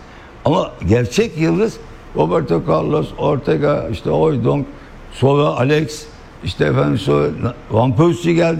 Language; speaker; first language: Turkish; native; Turkish